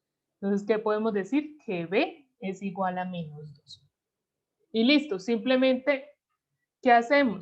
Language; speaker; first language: Spanish; native; Spanish